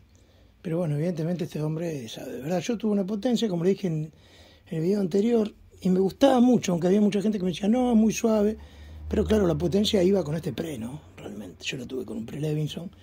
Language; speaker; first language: Spanish; native; Spanish